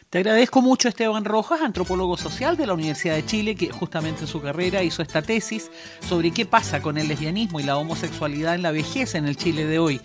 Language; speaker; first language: Spanish; native; Spanish